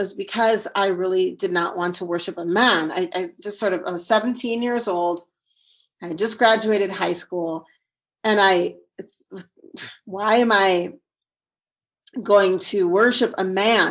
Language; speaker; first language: English; native; English